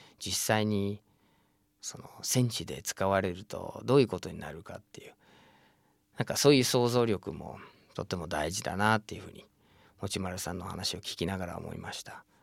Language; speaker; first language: Japanese; non-native, fluent; English